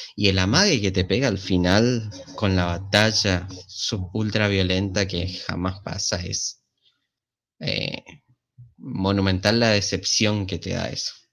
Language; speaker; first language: Spanish; native; Spanish